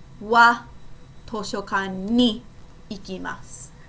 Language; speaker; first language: Japanese; non-native, fluent; English